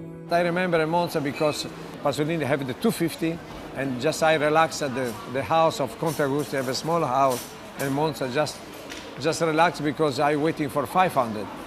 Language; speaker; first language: English; non-native, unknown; Italian